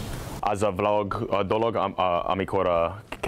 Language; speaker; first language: Hungarian; non-native, learner; English